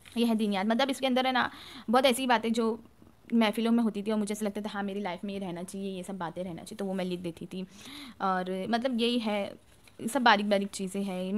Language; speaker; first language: Urdu; native; Urdu